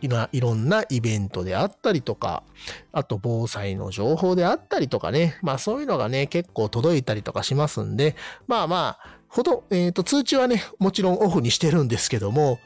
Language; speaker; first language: Japanese; native; Japanese